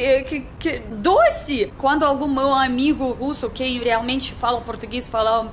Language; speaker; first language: Portuguese; non-native, learner; Russian